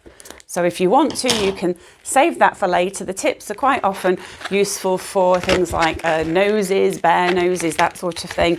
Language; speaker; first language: English; native; English